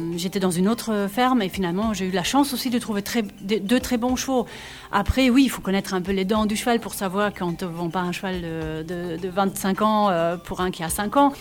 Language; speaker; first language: French; non-native, fluent; German